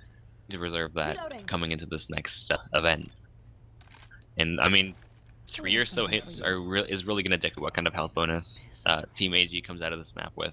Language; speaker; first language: English; native; English